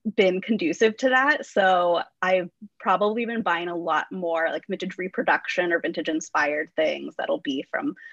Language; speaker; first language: English; native; English